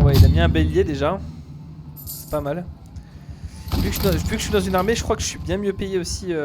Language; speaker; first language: French; native; French